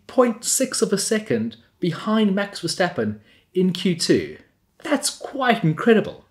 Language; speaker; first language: English; native; English